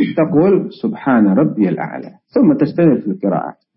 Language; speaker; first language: Arabic; non-native, fluent; Indonesian